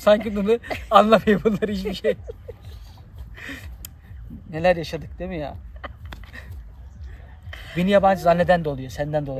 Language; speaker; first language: Turkish; native; Turkish